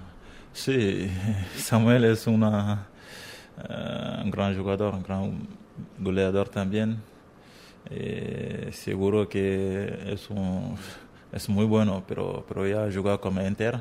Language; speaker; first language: Spanish; non-native, learner; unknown